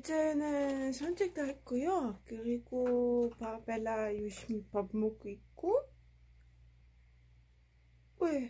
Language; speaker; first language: Korean; non-native, fluent; Dutch